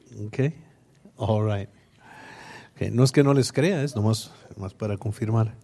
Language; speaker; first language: Spanish; early bilingual, heritage; English